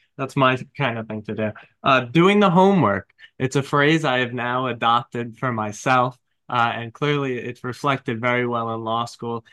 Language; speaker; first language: English; native; English